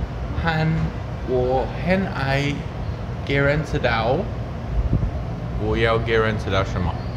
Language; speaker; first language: Chinese; non-native, learner; English